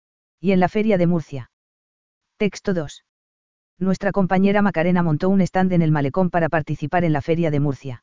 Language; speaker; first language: Spanish; native; Spanish